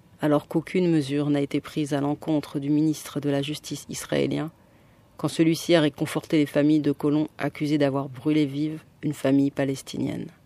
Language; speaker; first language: French; native; French